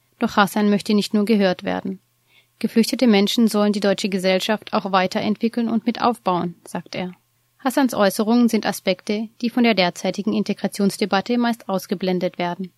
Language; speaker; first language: German; native; German